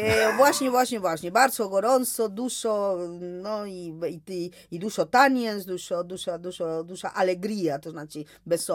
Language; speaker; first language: Polish; non-native, fluent; Spanish